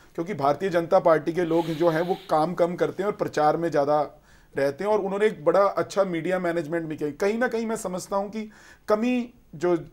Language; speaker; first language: Hindi; native; Hindi